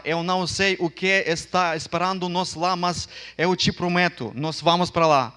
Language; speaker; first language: Portuguese; non-native, fluent; Ukrainian